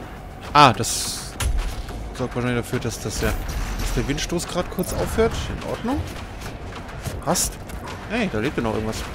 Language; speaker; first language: German; native; German